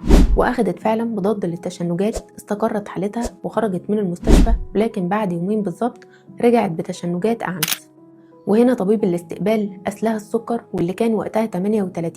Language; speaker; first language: Arabic; native; Arabic